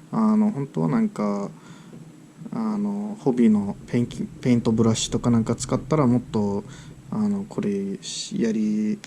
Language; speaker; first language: Japanese; early bilingual, heritage; English